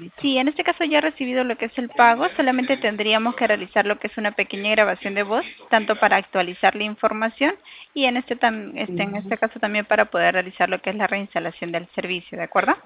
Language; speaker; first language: Spanish; native; Spanish